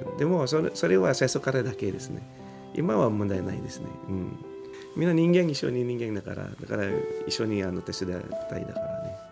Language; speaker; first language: Japanese; non-native, fluent; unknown